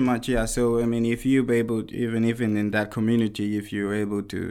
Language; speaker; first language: English; non-native, local second language; Akan